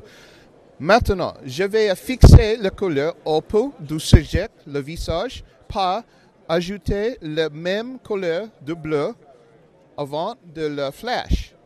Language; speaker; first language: French; non-native, learner; English